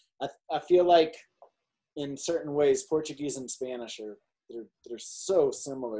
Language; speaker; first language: English; native; English